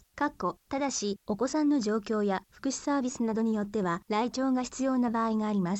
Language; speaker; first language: Japanese; native; Japanese